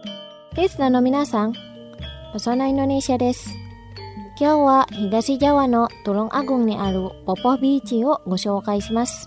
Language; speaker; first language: Japanese; non-native, fluent; Indonesian